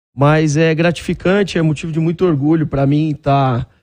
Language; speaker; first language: Portuguese; native; Portuguese